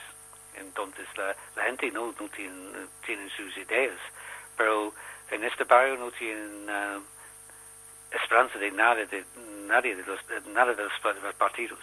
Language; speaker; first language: Spanish; non-native, learner; English